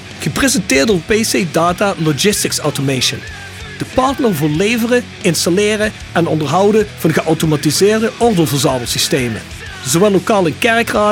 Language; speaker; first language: Dutch; native; Dutch